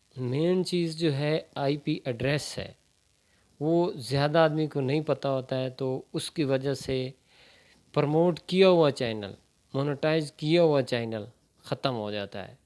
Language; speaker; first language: Urdu; non-native, local second language; Punjabi